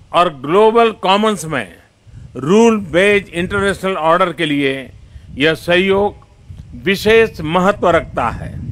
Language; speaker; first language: Hindi; non-native, local second language; Gujarati